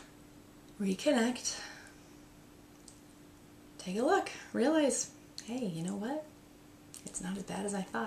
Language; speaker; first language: English; native; English